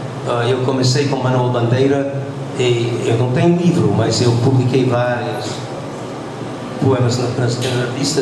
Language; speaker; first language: Portuguese; non-native, fluent; English